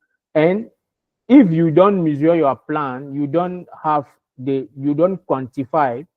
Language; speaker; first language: English; non-native, learner; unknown